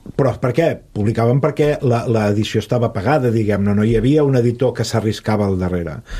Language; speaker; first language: Catalan; native; Catalan